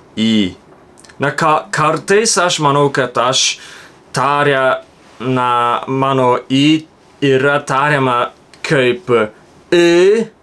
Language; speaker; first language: Lithuanian; non-native, learner; Japanese